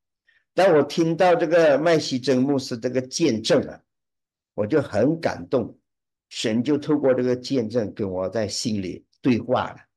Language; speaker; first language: Chinese; early bilingual, heritage; Chinese